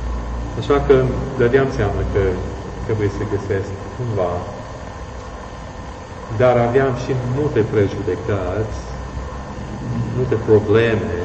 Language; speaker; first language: Romanian; non-native, fluent; English